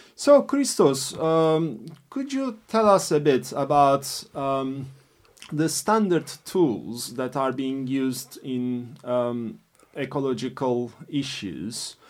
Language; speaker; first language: English; non-native, fluent; Turkish